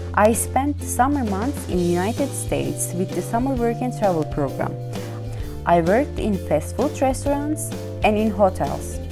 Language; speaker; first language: English; non-native, fluent; Turkish